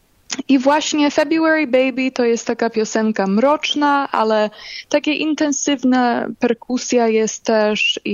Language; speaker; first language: Polish; early bilingual, heritage; Polish